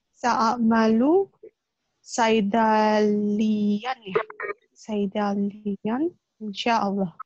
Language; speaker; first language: Arabic; non-native, learner; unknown